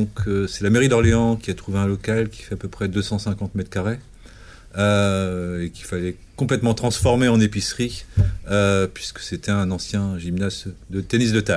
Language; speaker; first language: French; native; French